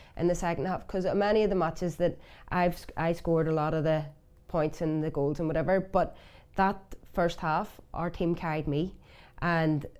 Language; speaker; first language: English; native; English